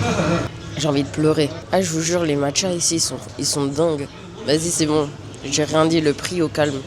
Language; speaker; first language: French; native; French